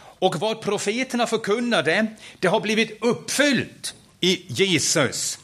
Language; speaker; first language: Swedish; non-native, fluent; German